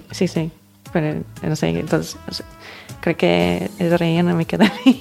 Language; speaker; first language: Catalan; non-native, fluent; English